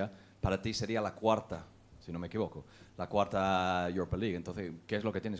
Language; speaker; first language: Spanish; non-native, fluent; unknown